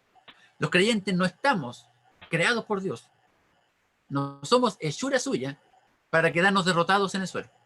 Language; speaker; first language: Spanish; native; Spanish